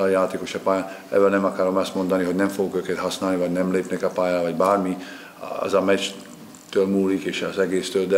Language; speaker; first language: Hungarian; non-native, fluent; Slovak